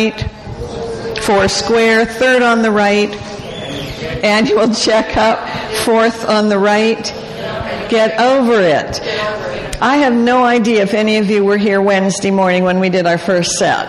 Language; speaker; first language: English; native; English